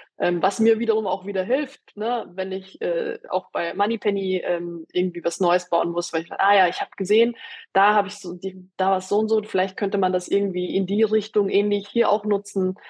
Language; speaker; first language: German; early bilingual, other home language; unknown